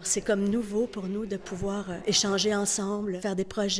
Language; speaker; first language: French; native; French